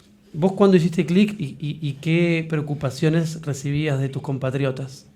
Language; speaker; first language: Spanish; native; Spanish